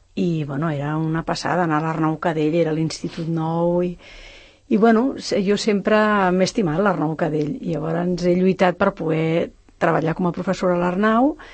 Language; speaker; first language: Catalan; native; Catalan